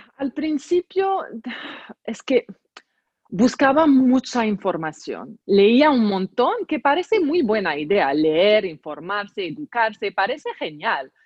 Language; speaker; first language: Spanish; non-native, fluent; Arabic